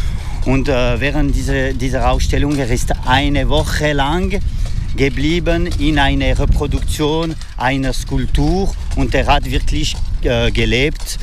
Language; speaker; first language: German; non-native, fluent; French